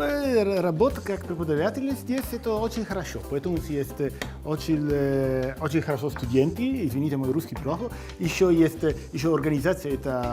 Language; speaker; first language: Russian; non-native, learner; Italian